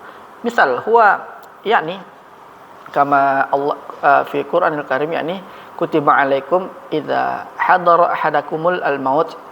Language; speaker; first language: Arabic; non-native, fluent; Indonesian